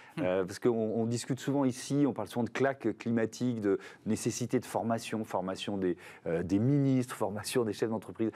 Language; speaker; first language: French; native; French